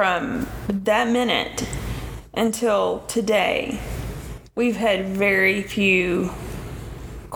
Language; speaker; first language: English; native; English